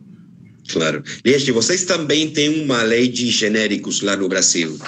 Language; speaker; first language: Portuguese; non-native, fluent; Spanish